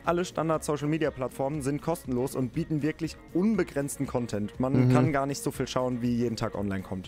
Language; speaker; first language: German; native; German